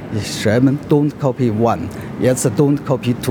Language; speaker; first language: German; non-native, learner; Chinese